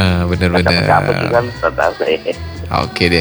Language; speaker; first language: Indonesian; native; Indonesian